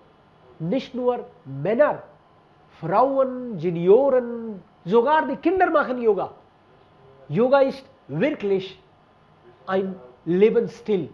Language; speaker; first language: German; non-native, fluent; Hindi